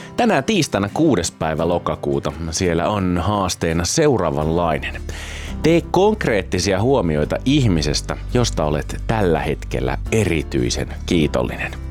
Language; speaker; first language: Finnish; native; Finnish